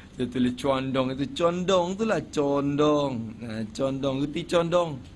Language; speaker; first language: Malay; native; Malay